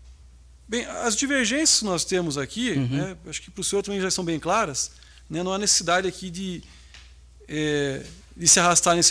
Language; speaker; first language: Portuguese; native; Portuguese